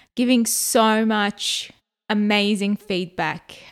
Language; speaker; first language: English; native; English